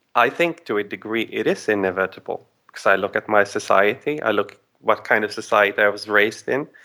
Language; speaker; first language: English; non-native, fluent; Swedish